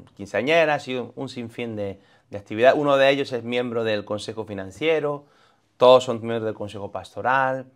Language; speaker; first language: Spanish; native; Spanish